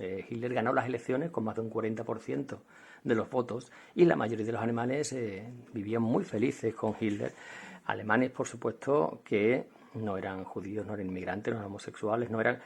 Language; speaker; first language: Spanish; native; Spanish